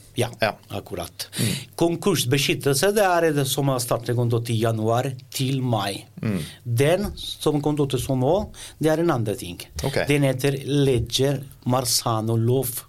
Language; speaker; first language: Norwegian; non-native, learner; Italian